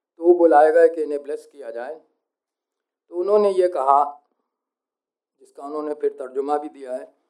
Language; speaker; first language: Hindi; native; Hindi